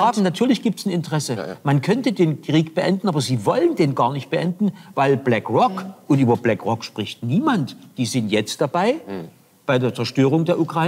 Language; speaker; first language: German; native; German